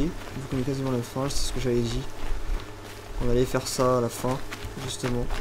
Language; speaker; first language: French; native; French